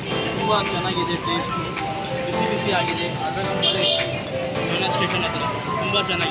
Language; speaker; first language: Kannada; early bilingual, heritage; Kannada